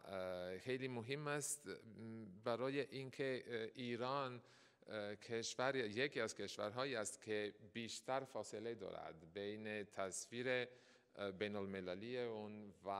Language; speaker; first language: Persian; non-native, fluent; Italian